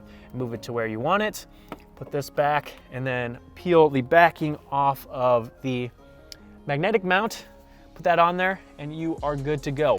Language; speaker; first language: English; native; English